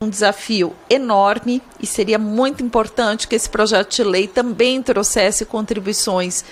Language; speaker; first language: Portuguese; native; Portuguese